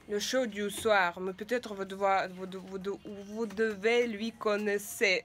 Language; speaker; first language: French; non-native, fluent; Russian